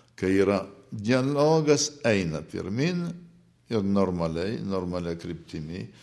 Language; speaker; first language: Lithuanian; early bilingual, heritage; Lithuanian